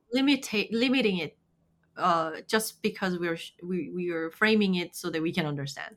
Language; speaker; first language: English; non-native, fluent; Korean